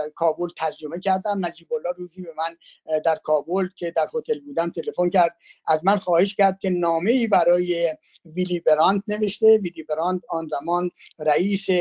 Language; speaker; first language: Persian; native; Persian